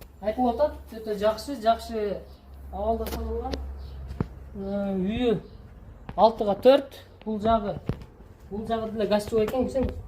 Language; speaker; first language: Kyrgyz; non-native, local second language; Uzbek